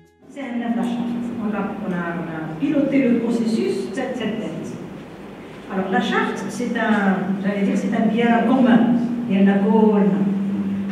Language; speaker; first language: French; non-native, local second language; Arabic